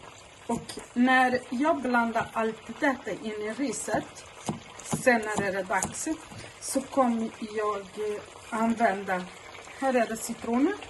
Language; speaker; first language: Swedish; non-native, fluent; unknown